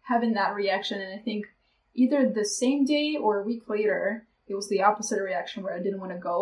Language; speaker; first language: English; non-native, fluent; Russian